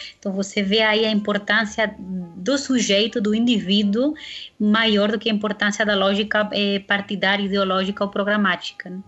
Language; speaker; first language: Portuguese; non-native, fluent; Spanish